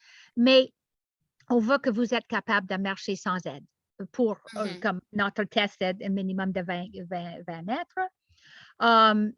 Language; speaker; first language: French; non-native, learner; English